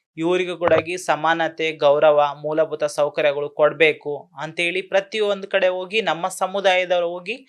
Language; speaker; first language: Kannada; native; Kannada